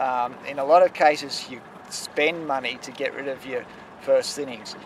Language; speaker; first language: English; native; English